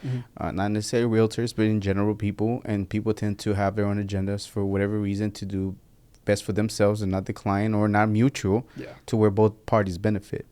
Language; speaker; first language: English; early bilingual, other home language; Spanish